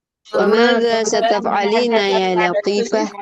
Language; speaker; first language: Arabic; non-native, learner; Indonesian